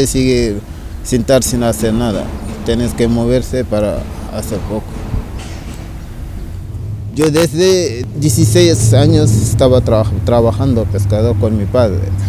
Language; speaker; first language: Spanish; non-native, learner; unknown